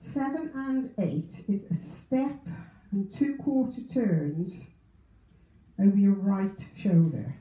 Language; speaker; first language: English; native; English